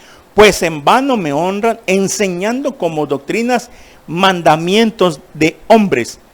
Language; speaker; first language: Spanish; native; Spanish